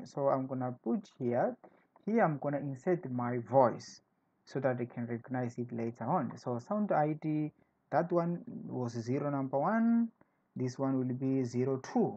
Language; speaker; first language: English; non-native, fluent; Portuguese